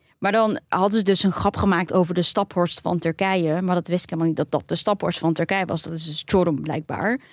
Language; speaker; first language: Dutch; early bilingual, other home language; Turkish